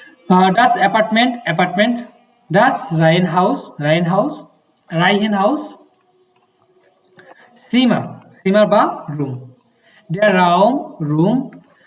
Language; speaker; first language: German; non-native, fluent; Bangla